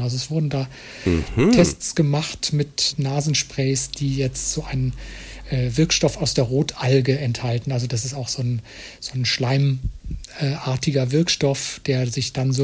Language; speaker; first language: German; native; German